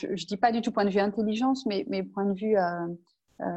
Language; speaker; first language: French; native; French